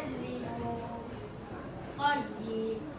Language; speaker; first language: Arabic; non-native, learner; Malay